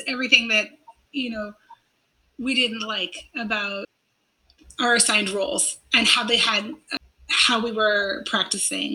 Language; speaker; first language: English; native; English